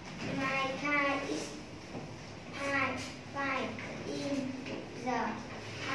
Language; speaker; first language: English; non-native, learner; Vietnamese